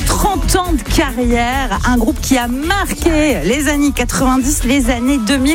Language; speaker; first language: French; native; French